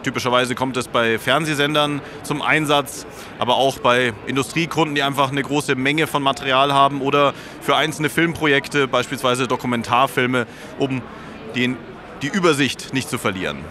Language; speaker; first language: German; native; German